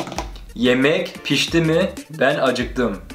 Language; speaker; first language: Turkish; early bilingual, heritage; Turkish